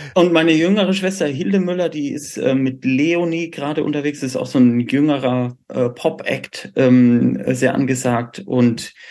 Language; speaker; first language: German; native; German